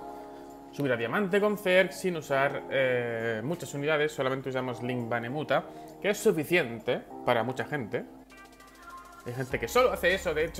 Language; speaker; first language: Spanish; native; Spanish